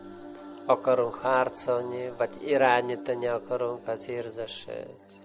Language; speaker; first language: Hungarian; non-native, fluent; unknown